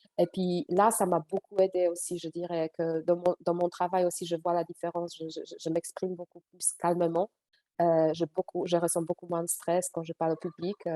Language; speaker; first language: French; non-native, fluent; Polish